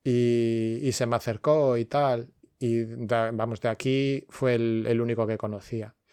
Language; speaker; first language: Spanish; non-native, local second language; Galician